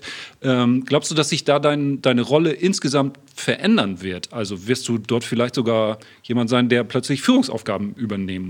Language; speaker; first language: German; native; German